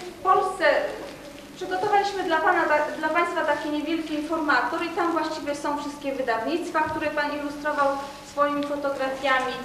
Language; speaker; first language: Polish; native; Polish